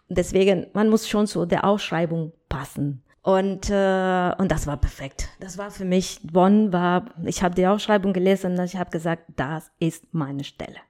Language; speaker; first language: German; non-native, fluent; Spanish